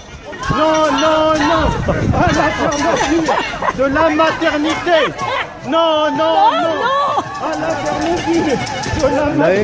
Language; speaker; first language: French; native; French